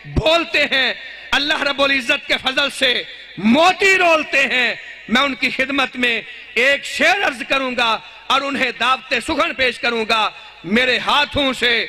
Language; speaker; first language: Urdu; non-native, local second language; Punjabi